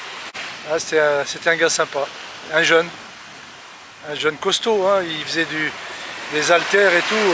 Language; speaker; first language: French; native; French